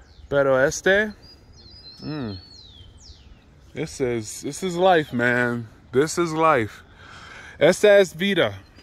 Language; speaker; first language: English; native; English